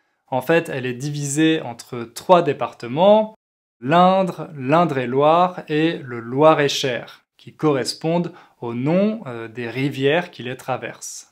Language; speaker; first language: French; native; French